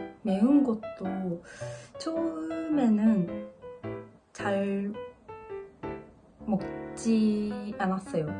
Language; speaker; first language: Korean; non-native, learner; Japanese